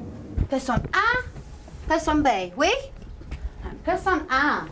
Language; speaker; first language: French; non-native, fluent; English